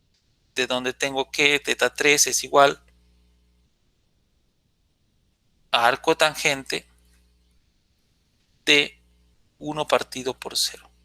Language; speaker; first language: Spanish; native; Spanish